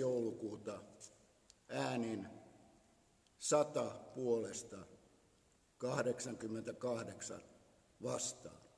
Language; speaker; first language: Finnish; native; Finnish